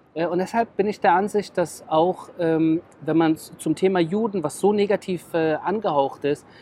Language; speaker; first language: German; native; German